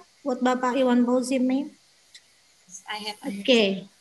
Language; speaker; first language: English; non-native, fluent; Indonesian